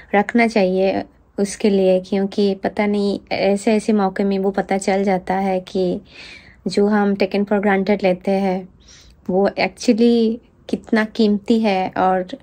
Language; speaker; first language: Hindi; non-native, local second language; Bangla